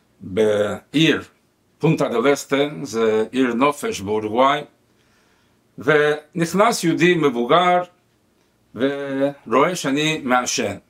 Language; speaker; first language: Hebrew; non-native, fluent; Spanish